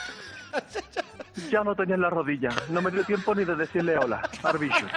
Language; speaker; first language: Spanish; native; Spanish